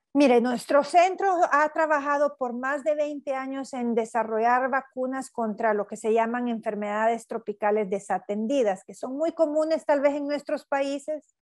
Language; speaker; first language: Spanish; native; Spanish